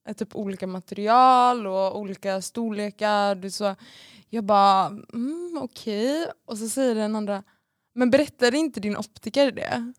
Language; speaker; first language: Swedish; native; Swedish